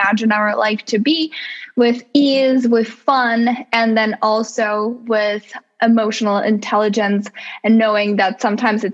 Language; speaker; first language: English; non-native, fluent; Czech